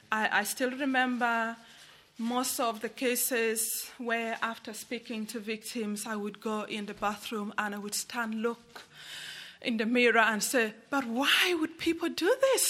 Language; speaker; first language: English; non-native, local second language; Acoli